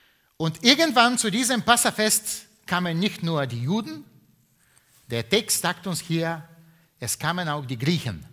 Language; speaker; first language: German; non-native, fluent; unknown